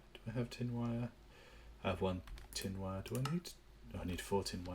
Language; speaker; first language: English; native; English